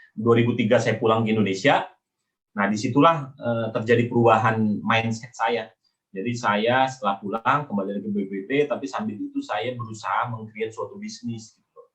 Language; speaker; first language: Indonesian; native; Indonesian